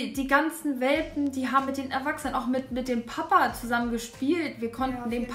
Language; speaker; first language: German; native; German